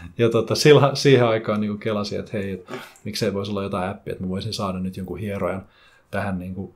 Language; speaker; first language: Finnish; native; Finnish